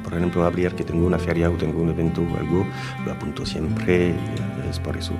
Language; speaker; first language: Spanish; non-native, learner; French